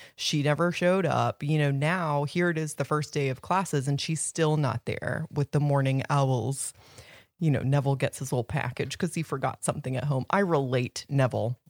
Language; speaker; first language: English; native; English